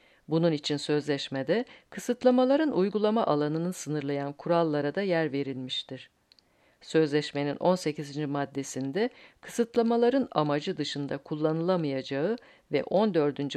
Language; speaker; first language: Turkish; native; Turkish